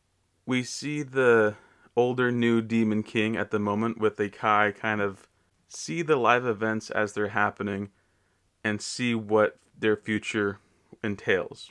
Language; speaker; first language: English; native; English